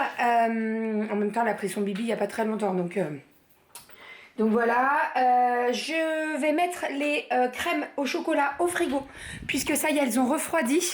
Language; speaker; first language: French; native; French